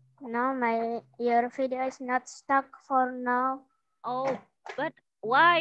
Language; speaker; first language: English; non-native, learner; Indonesian